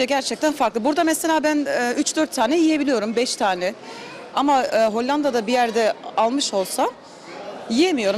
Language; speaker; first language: Turkish; early bilingual, heritage; Turkish